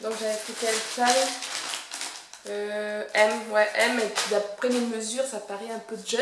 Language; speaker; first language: French; native; French